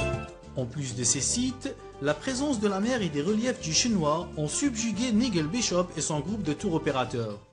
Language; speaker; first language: French; non-native, local second language; Arabic